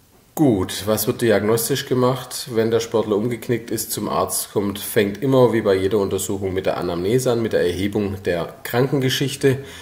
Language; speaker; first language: German; native; German